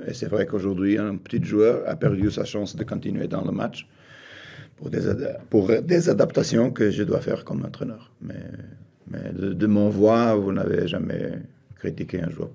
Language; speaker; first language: French; non-native, fluent; Portuguese